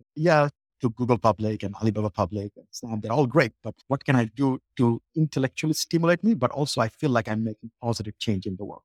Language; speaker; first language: English; non-native, local second language; Bangla